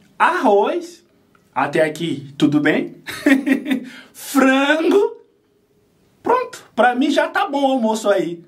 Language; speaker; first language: Portuguese; non-native, fluent; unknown